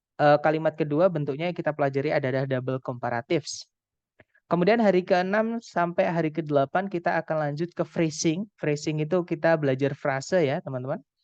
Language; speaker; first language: Indonesian; non-native, local second language; Javanese